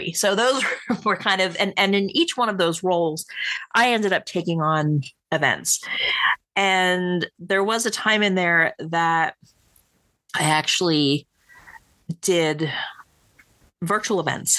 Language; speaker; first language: English; native; English